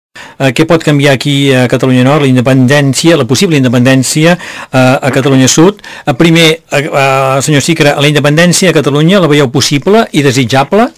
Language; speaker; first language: Catalan; native; Catalan